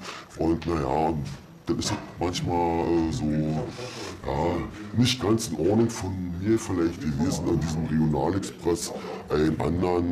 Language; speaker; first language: German; native; German